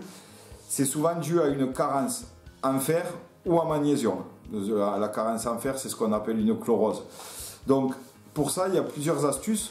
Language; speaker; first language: French; native; French